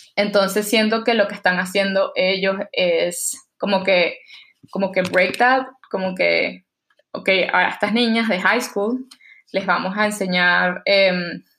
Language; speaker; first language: Spanish; native; Spanish